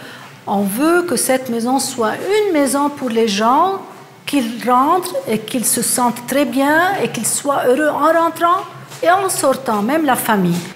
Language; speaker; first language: French; non-native, local second language; Arabic